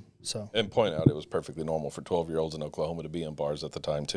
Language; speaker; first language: English; native; English